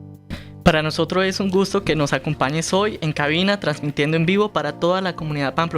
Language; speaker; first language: Spanish; native; Spanish